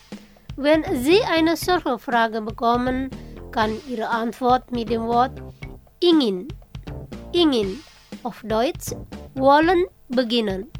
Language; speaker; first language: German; non-native, fluent; Indonesian